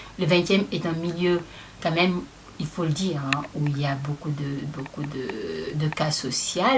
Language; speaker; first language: French; non-native, local second language; Wolof